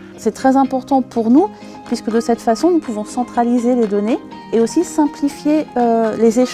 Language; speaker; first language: French; native; French